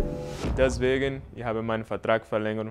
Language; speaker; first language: German; non-native, learner; Portuguese